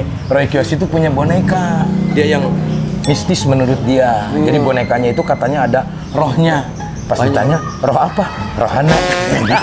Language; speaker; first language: Indonesian; native; Indonesian